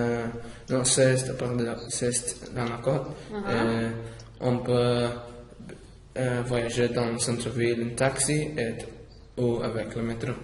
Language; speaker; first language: French; non-native, learner; English